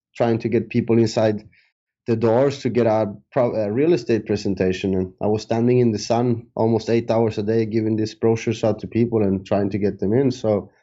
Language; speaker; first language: English; early bilingual, other home language; Spanish